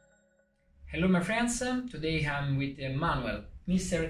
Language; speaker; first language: English; non-native, fluent; Italian